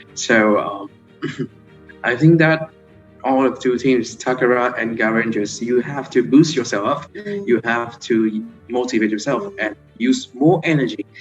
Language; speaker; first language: English; non-native, fluent; Vietnamese